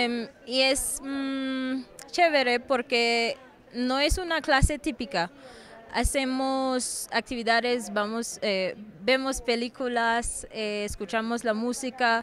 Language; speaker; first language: Spanish; non-native, local second language; English